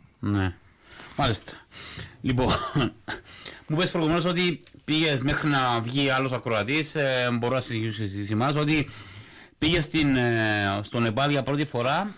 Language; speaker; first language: Greek; native; Greek